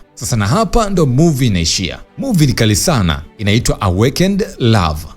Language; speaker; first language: Swahili; native; Swahili